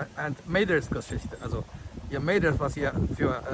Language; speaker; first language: German; non-native, fluent; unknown